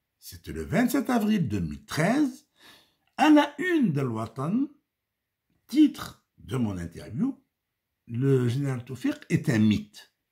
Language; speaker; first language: French; non-native, local second language; Arabic